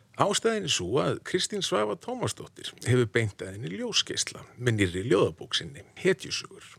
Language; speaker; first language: Icelandic; native; Icelandic